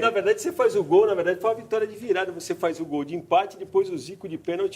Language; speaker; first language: Portuguese; native; Portuguese